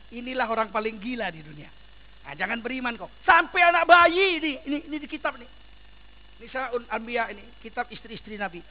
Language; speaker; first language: Indonesian; native; Indonesian